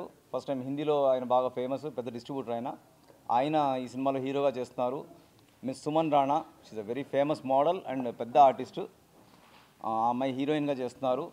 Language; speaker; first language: Telugu; native; Telugu